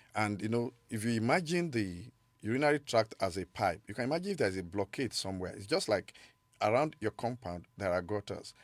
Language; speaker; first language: English; non-native, local second language; Yoruba